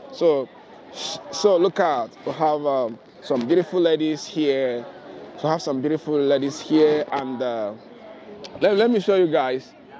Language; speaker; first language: English; non-native, local second language; Igbo